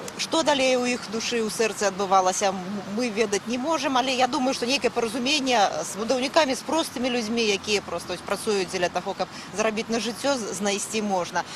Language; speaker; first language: Belarusian; native; Belarusian